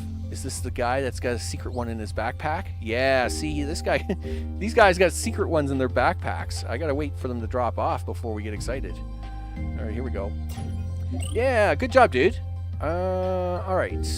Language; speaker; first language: English; native; English